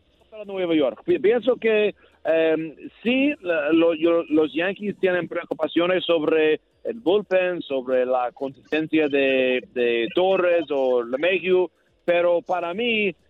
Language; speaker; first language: Spanish; non-native, learner; English